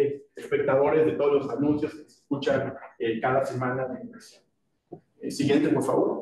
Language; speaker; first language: Spanish; native; Spanish